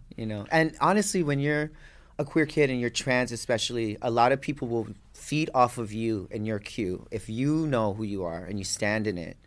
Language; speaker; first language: English; native; English